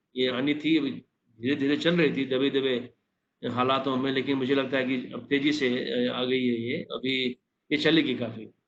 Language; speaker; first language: Hindi; non-native, local second language; Maithili